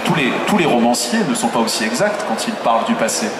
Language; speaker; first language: French; native; French